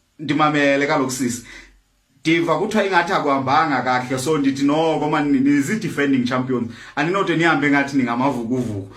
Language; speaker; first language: Zulu; non-native, local second language; Xhosa